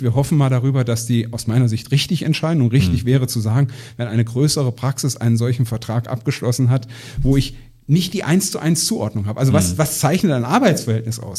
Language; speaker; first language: German; native; German